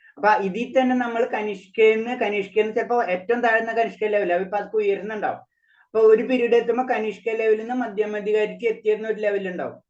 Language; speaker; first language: Malayalam; native; Malayalam